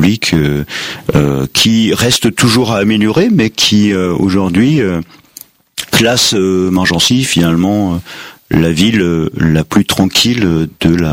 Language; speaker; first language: French; native; French